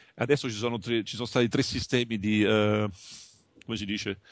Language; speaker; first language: Italian; native; Italian